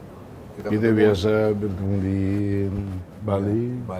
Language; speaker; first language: Indonesian; non-native, fluent; Tetum